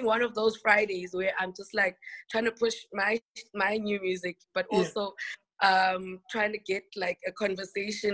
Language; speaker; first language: English; non-native, local second language; Xhosa